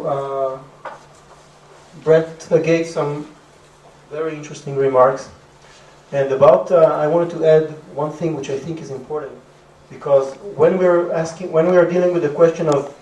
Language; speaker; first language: English; non-native, fluent; Hebrew